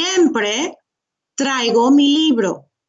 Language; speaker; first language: Spanish; non-native, fluent; English